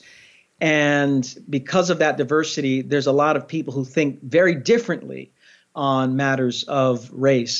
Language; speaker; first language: English; native; English